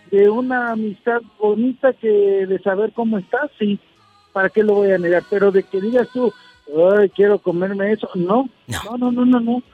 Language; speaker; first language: Spanish; native; Spanish